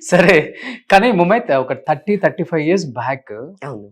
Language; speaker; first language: Telugu; native; Telugu